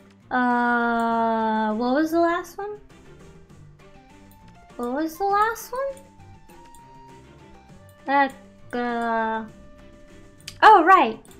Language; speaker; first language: English; early bilingual, other home language; Spanish